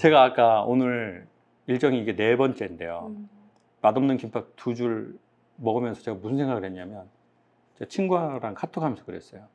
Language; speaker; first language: Korean; native; Korean